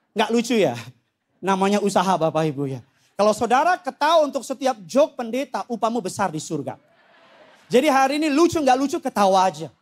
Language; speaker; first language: Indonesian; native; Indonesian